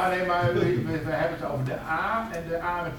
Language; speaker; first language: Dutch; native; Dutch